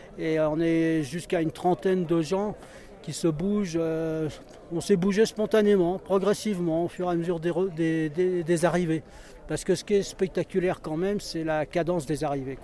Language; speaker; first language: French; native; French